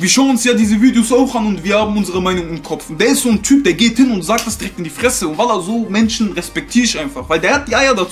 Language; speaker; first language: German; native; German